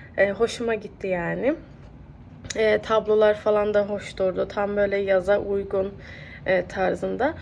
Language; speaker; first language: Turkish; early bilingual, heritage; Turkish